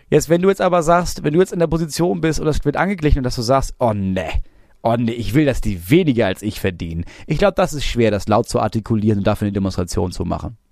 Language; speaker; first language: German; native; German